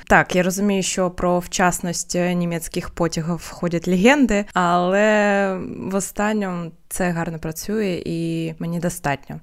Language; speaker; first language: Ukrainian; non-native, local second language; Russian